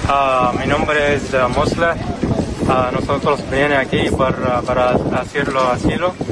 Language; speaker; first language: Spanish; non-native, learner; Arabic